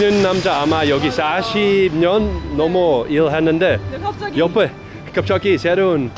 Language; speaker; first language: Korean; non-native, learner; Dutch